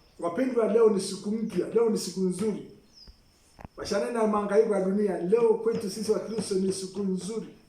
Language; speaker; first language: Swahili; non-native, local second language; Masai